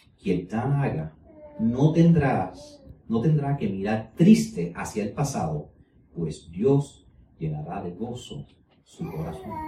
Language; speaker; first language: Spanish; early bilingual, heritage; Spanish